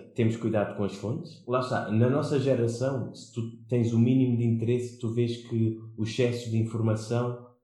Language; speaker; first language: Portuguese; non-native, local second language; Kabuverdianu